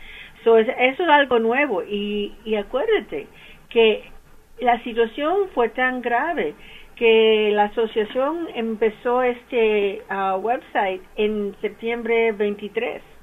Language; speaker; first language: Spanish; early bilingual, heritage; English